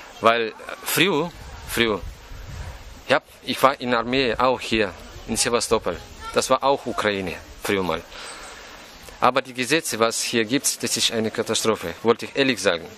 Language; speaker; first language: German; non-native, fluent; Russian